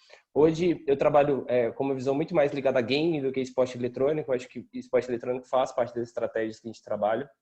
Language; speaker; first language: Portuguese; native; Portuguese